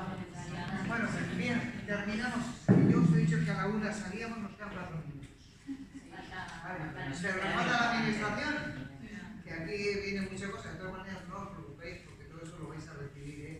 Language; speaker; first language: Spanish; native; Spanish